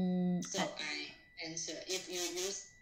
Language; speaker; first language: English; non-native, learner; Chinese